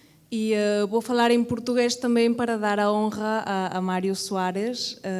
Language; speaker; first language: Portuguese; non-native, fluent; Catalan